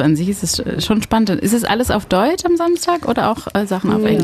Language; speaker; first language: German; non-native, fluent; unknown